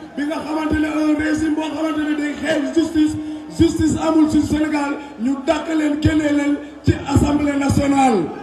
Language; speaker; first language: Wolof; non-native, local second language; Jola-Fonyi